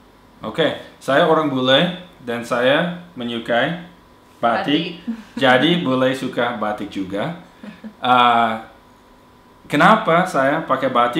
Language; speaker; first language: Indonesian; non-native, fluent; English